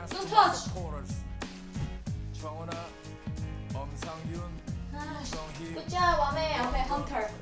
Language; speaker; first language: English; non-native, learner; Korean